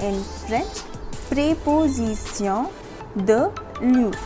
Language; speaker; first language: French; non-native, fluent; Hindi